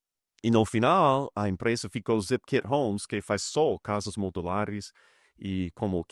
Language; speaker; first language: Portuguese; non-native, fluent; English